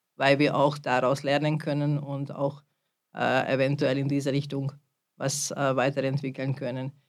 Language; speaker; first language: German; non-native, fluent; Hungarian